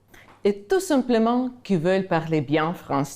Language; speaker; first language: French; non-native, fluent; Ukrainian